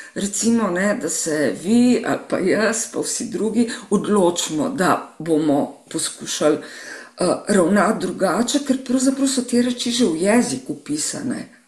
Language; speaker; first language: Slovenian; native; Slovenian